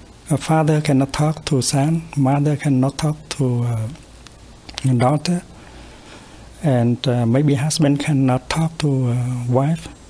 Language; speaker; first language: English; non-native, fluent; Vietnamese